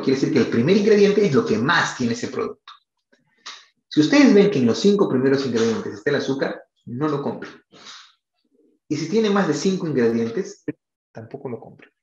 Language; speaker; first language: Spanish; native; Spanish